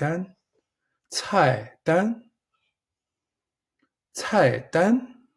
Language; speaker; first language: Chinese; non-native, fluent; English